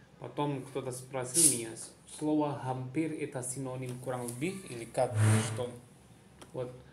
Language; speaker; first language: Russian; non-native, fluent; Indonesian